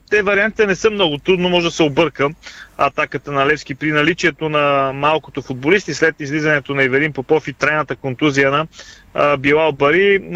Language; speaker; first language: Bulgarian; native; Bulgarian